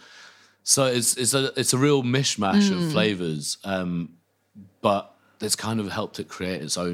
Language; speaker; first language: English; native; English